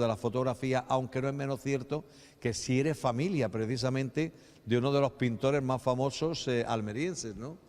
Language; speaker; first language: Spanish; native; Spanish